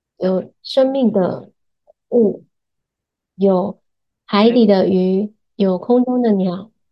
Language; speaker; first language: Chinese; non-native, learner; English